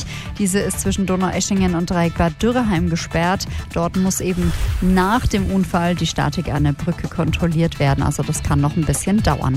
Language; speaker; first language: German; native; German